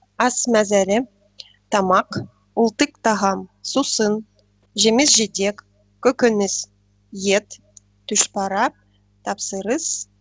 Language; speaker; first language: Kazakh; non-native, learner; Russian